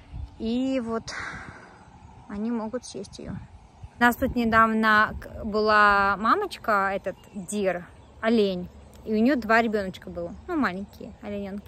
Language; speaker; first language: Russian; native; Russian